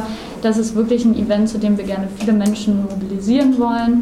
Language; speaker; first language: German; native; German